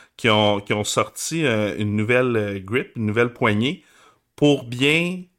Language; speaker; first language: French; native; French